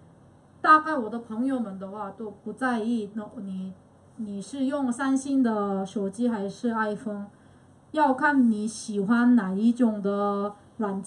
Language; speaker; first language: Chinese; non-native, fluent; Korean